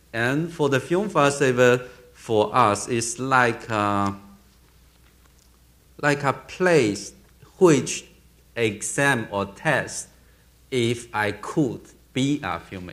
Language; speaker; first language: English; non-native, learner; Chinese